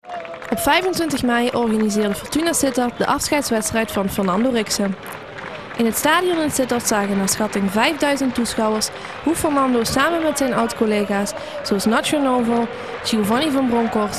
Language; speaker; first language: Dutch; native; Dutch